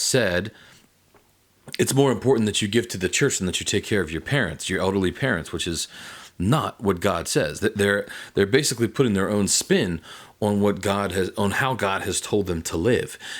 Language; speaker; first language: English; native; English